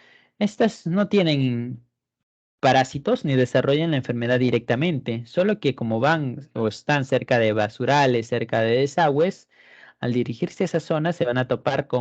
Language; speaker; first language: Spanish; native; Spanish